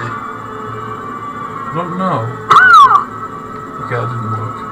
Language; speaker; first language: English; native; English